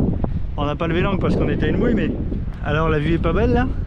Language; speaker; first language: French; native; French